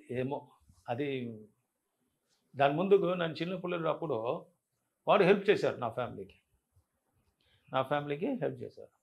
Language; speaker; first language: Telugu; non-native, learner; Tamil